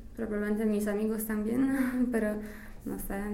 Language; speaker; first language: Spanish; non-native, fluent; English